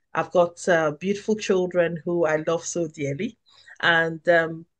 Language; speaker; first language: English; non-native, local second language; Yoruba